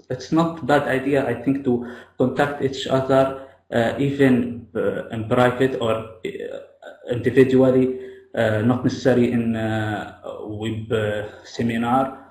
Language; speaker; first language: English; non-native, fluent; Arabic